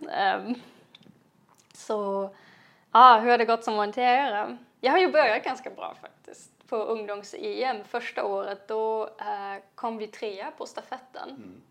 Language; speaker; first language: Swedish; non-native, fluent; German